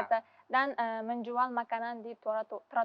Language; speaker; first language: Indonesian; non-native, learner; Uzbek